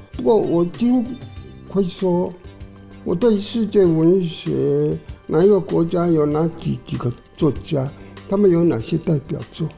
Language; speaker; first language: Chinese; non-native, local second language; Min Nan Chinese